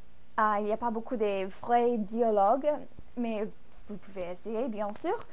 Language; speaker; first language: French; non-native, fluent; English